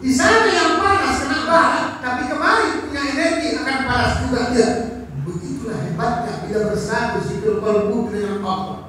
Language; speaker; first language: Indonesian; native; Indonesian